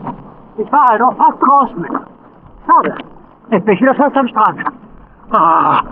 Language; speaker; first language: German; native; German